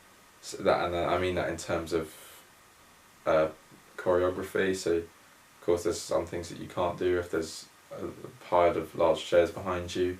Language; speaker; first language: English; native; English